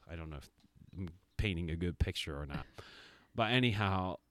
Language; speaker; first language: English; early bilingual, other home language; Japanese